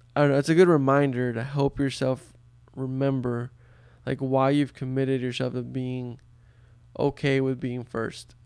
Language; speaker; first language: English; early bilingual, other home language; Spanish